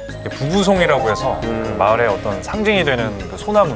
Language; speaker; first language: Korean; native; Korean